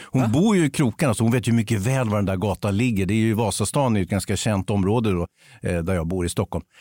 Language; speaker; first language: Swedish; native; Swedish